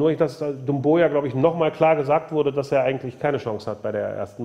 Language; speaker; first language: German; native; German